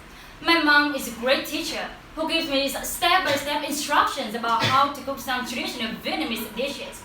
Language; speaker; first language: English; non-native, learner; Vietnamese